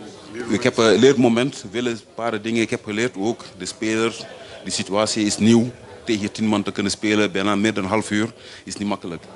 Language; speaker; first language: Dutch; non-native, fluent; French